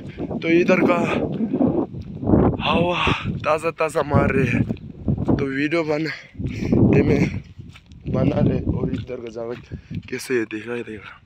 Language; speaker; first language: Hindi; non-native, local second language; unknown